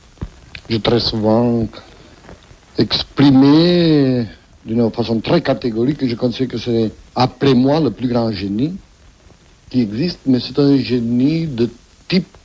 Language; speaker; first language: French; non-native, fluent; Catalan